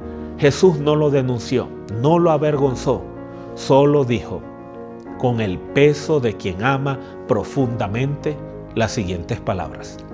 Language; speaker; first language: Spanish; native; Spanish